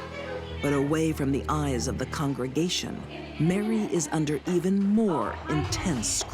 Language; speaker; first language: English; native; English